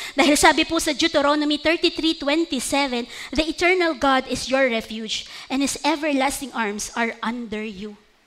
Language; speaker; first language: English; non-native, local second language; Filipino